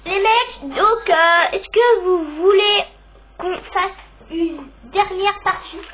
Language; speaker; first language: French; native; French